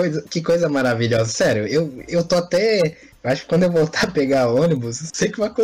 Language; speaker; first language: Portuguese; native; Portuguese